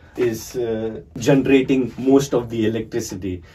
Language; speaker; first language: English; non-native, local second language; Marathi